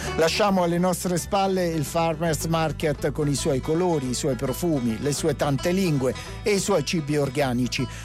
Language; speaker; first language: Italian; native; Italian